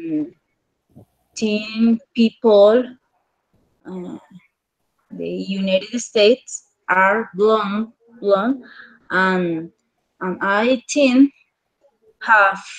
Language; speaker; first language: English; non-native, learner; Spanish